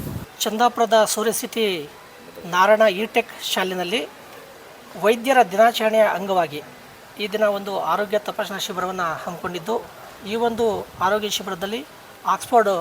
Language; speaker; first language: Kannada; native; Kannada